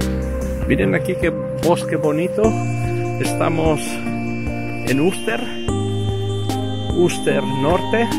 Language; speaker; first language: Spanish; non-native, fluent; Portuguese